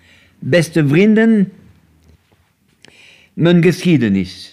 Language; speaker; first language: Dutch; non-native, local second language; French